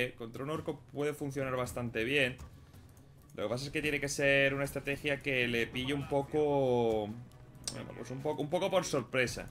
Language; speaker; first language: Spanish; native; Spanish